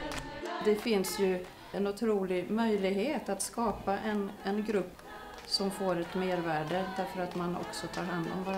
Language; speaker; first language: Swedish; native; Swedish